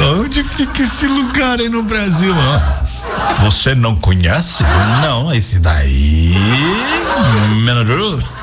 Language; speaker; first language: Portuguese; native; Portuguese